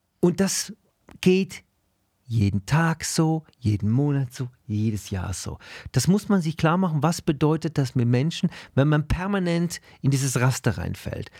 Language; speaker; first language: German; native; German